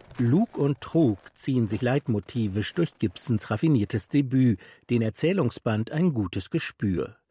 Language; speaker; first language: German; native; German